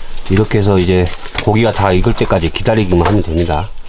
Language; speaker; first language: Korean; native; Korean